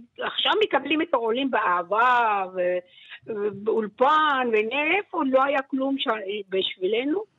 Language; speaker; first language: Hebrew; early bilingual, other home language; Persian